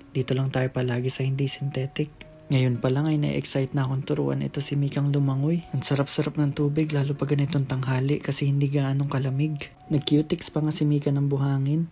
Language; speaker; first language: Filipino; native; Filipino